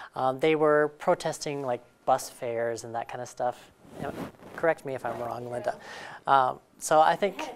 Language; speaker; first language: English; native; English